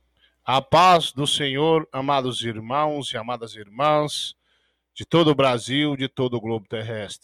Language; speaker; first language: Portuguese; native; Portuguese